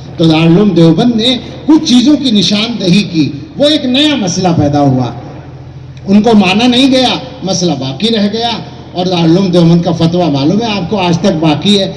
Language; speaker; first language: Urdu; native; Urdu